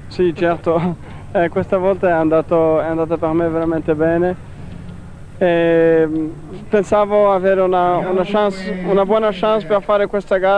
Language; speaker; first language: Italian; non-native, fluent; Portuguese